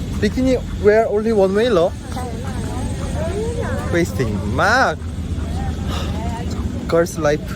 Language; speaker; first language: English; non-native, learner; Korean